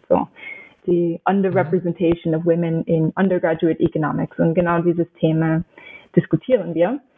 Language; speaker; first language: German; non-native, fluent; English